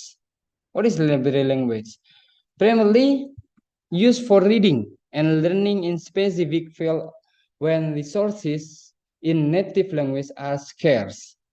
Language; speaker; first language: English; non-native, fluent; Indonesian